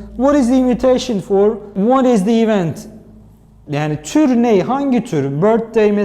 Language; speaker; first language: English; non-native, fluent; Turkish